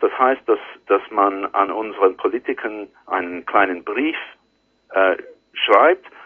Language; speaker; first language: German; non-native, learner; English